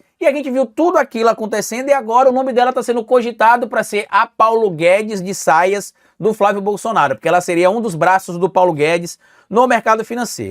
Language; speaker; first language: Portuguese; native; Portuguese